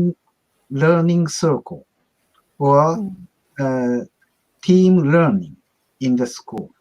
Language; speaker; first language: English; non-native, learner; Japanese